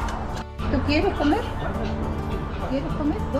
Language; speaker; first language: Spanish; non-native, learner; Russian